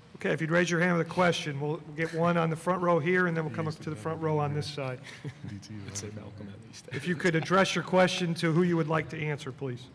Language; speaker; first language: English; native; English